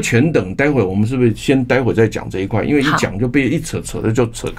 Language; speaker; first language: Chinese; native; Chinese